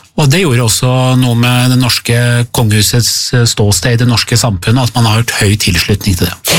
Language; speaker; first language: Norwegian; early bilingual, other home language; Persian